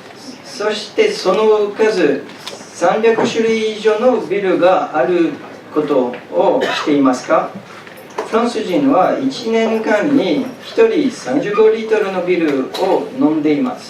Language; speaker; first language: Japanese; non-native, fluent; French